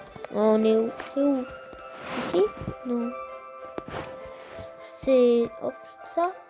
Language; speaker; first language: French; non-native, fluent; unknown